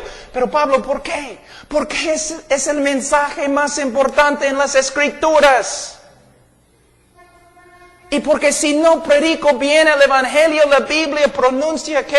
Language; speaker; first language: Spanish; non-native, fluent; English